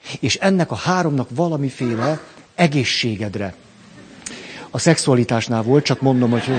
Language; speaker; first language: Hungarian; native; Hungarian